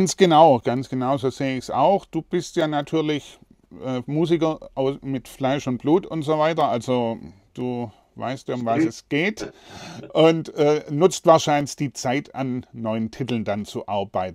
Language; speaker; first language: German; native; German